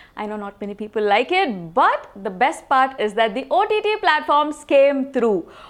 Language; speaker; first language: English; non-native, local second language; Tamil